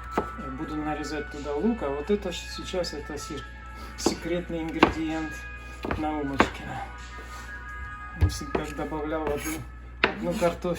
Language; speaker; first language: Russian; native; Russian